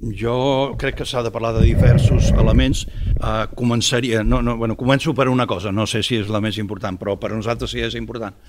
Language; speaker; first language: Catalan; early bilingual, heritage; Catalan